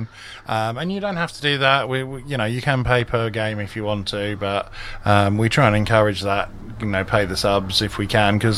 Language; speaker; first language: English; native; English